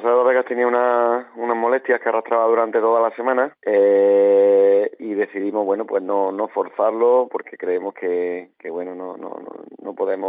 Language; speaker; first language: Spanish; native; Spanish